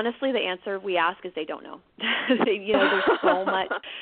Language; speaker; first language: English; native; English